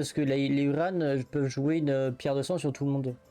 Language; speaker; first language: French; native; French